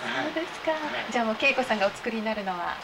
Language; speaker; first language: Japanese; native; Japanese